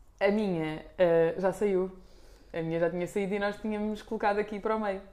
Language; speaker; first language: Portuguese; native; Portuguese